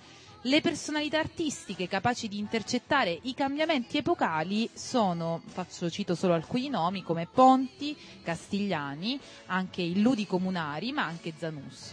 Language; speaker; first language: Italian; native; Italian